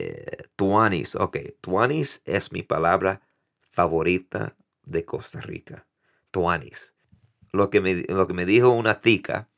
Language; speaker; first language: Spanish; early bilingual, heritage; Spanish